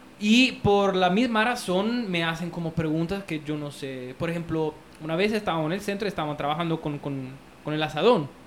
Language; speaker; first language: Spanish; non-native, fluent; Italian